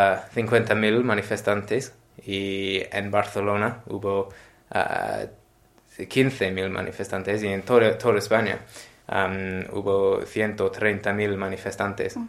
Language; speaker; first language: Spanish; non-native, learner; English